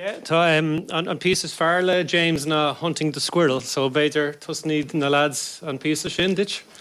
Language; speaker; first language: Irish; non-native, local second language; English